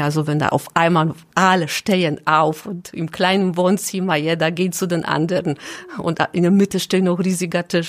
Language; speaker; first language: German; non-native, learner; Polish